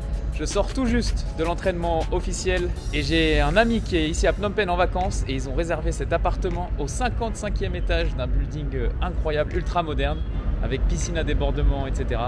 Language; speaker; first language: French; native; French